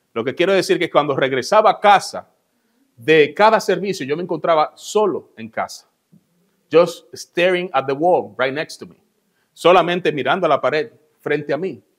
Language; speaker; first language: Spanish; native; Spanish